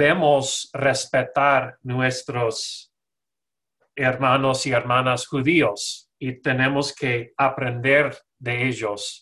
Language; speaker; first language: Spanish; non-native, learner; English